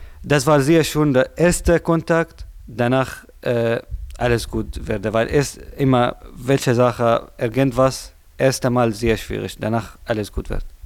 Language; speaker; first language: German; non-native, learner; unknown